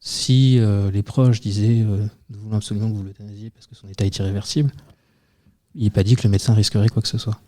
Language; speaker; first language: French; native; French